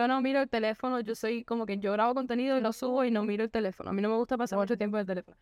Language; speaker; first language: Spanish; early bilingual, heritage; Spanish